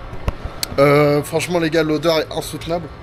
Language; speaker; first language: French; native; French